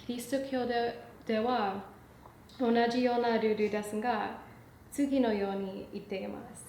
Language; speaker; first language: Japanese; non-native, learner; English